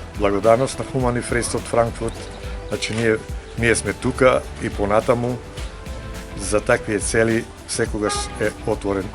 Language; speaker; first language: Macedonian; native; Macedonian